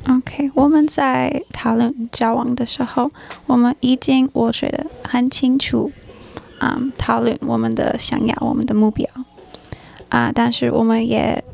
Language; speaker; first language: Chinese; non-native, learner; English